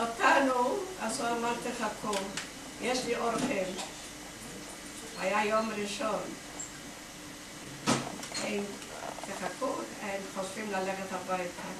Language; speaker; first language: Hebrew; non-native, fluent; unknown